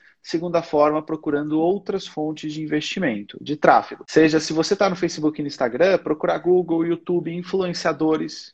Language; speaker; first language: Portuguese; native; Portuguese